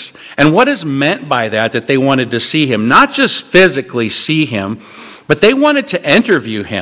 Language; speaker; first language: English; native; English